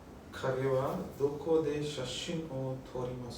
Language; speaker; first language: Japanese; non-native, learner; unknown